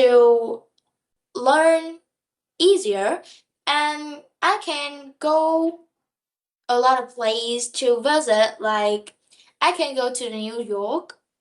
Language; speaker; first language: English; non-native, learner; Vietnamese